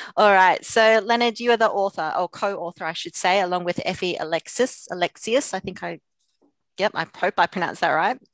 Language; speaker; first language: English; native; English